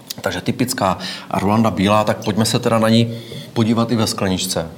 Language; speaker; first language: Czech; native; Czech